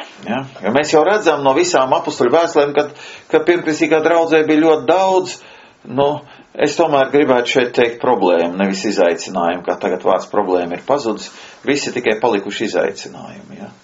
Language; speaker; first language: Latvian; native; Latvian